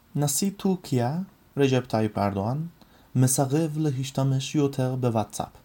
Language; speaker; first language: Hebrew; non-native, fluent; Turkish